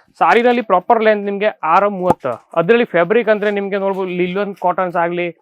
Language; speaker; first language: Kannada; non-native, fluent; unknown